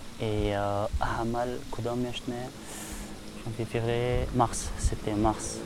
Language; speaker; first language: French; non-native, learner; Persian